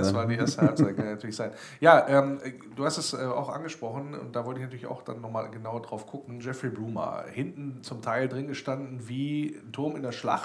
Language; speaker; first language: German; native; German